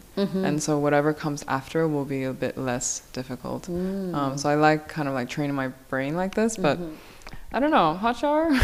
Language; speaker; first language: English; non-native, local second language; Korean